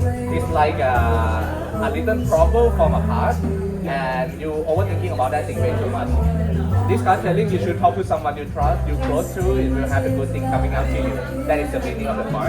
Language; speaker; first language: English; non-native, fluent; Thai